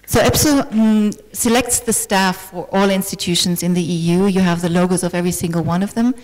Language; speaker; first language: English; non-native, fluent; German